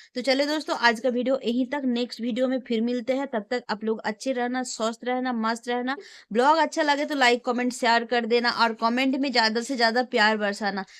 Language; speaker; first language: Hindi; non-native, local second language; Bangla